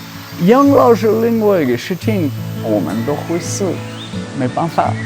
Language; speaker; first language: Chinese; non-native, fluent; French